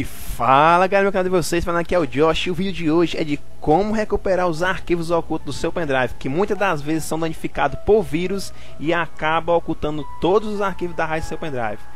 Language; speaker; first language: Portuguese; native; Portuguese